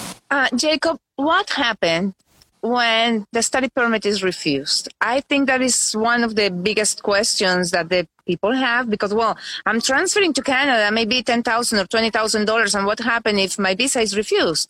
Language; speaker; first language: English; non-native, fluent; Spanish